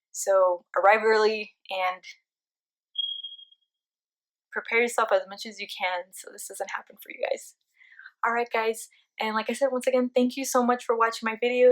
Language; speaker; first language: English; early bilingual, other home language; Spanish